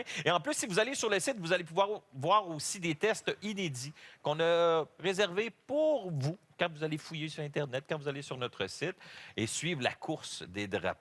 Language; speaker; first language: French; native; French